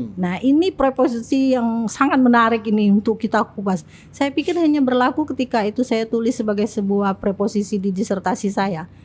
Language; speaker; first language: Indonesian; native; Indonesian